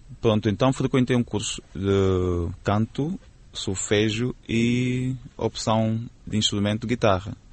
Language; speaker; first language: Portuguese; native; Portuguese